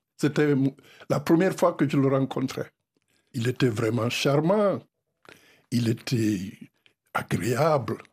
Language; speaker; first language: French; non-native, local second language; Fula